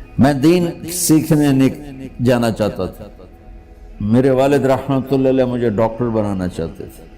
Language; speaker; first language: Urdu; non-native, local second language; Punjabi